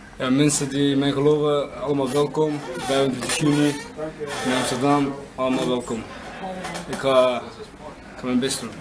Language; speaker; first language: Dutch; non-native, fluent; Armenian